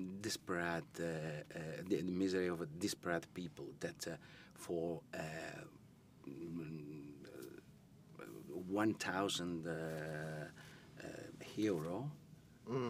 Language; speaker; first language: English; non-native, learner; Italian